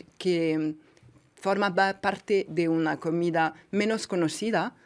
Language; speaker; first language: Spanish; non-native, fluent; French